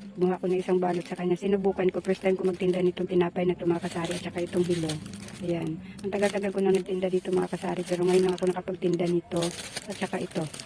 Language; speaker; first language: Filipino; non-native, local second language; Cebuano